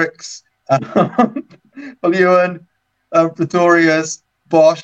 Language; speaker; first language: English; native; English